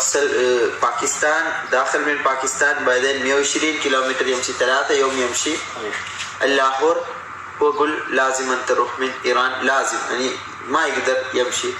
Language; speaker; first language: Arabic; non-native, learner; Malayalam